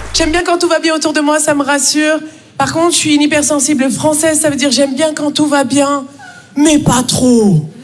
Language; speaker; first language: French; native; French